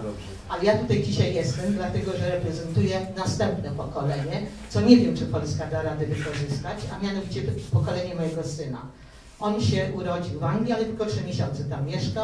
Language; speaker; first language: Polish; early bilingual, heritage; Polish